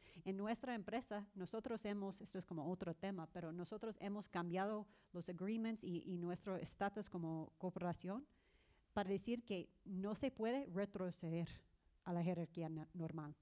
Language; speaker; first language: Spanish; early bilingual, heritage; Spanish